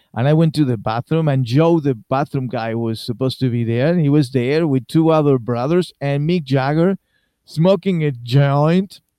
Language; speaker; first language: English; non-native, fluent; Spanish